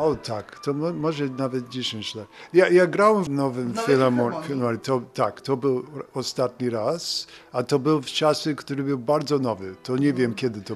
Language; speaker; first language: Polish; non-native, learner; English